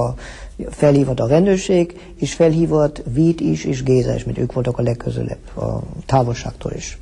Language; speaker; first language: Hungarian; early bilingual, heritage; Hungarian